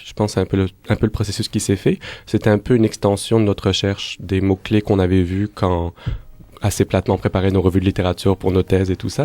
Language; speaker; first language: French; native; French